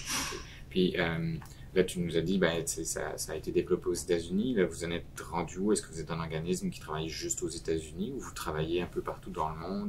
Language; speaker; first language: French; native; French